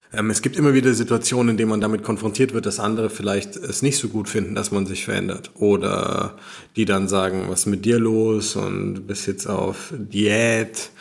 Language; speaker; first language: German; native; German